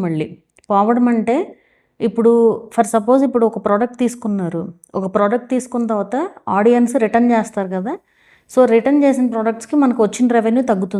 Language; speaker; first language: Telugu; native; Telugu